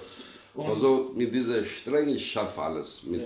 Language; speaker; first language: German; non-native, learner; Albanian